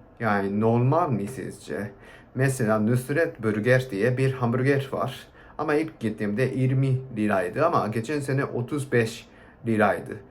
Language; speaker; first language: Turkish; non-native, fluent; Japanese